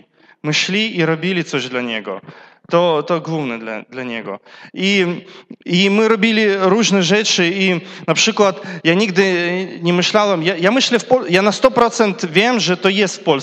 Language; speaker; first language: Polish; non-native, learner; Russian